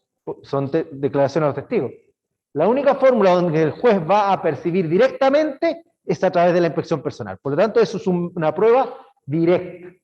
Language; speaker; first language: Spanish; native; Spanish